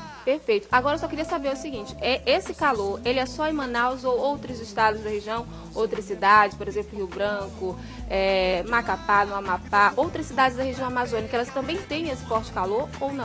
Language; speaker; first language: Portuguese; native; Portuguese